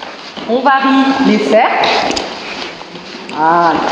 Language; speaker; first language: French; native; French